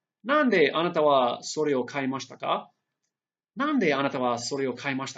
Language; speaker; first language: Japanese; non-native, fluent; English